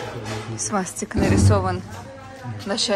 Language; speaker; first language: Russian; native; Russian